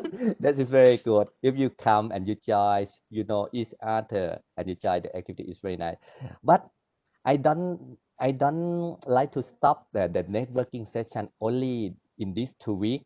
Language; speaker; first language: English; non-native, learner; Thai